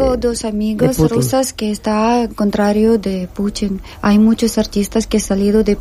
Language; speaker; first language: Spanish; non-native, learner; Ukrainian